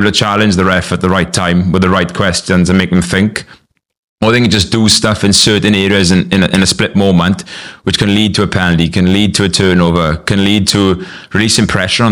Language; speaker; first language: English; native; English